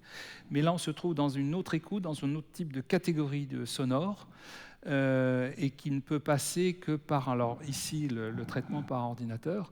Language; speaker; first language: French; native; French